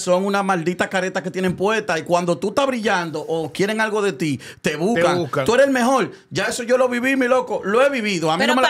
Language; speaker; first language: Spanish; native; Spanish